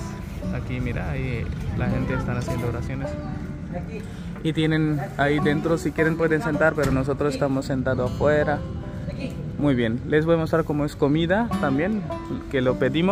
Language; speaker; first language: Spanish; non-native, learner; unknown